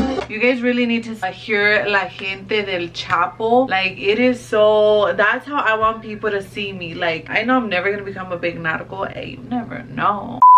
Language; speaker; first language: English; early bilingual, other home language; Spanish